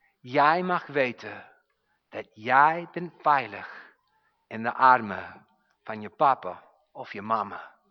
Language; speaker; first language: Dutch; non-native, fluent; English